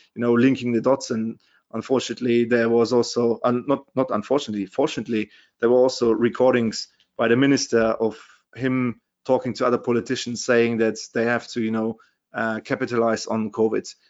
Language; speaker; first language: English; non-native, fluent; German